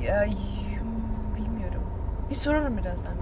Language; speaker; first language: Turkish; early bilingual, heritage; Turkish